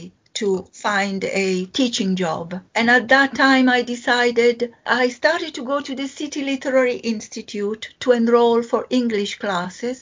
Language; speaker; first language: English; non-native, fluent; Italian